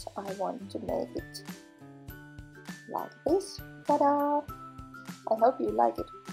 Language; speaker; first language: English; non-native, fluent; Finnish